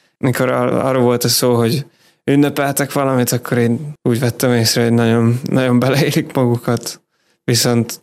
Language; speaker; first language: Hungarian; native; Hungarian